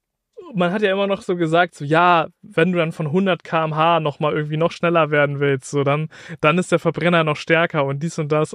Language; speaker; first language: German; native; German